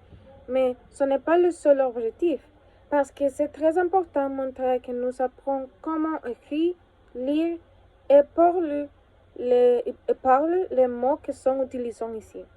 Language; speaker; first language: French; non-native, learner; Spanish